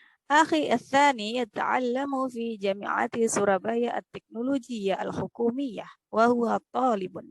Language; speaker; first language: Arabic; non-native, learner; Indonesian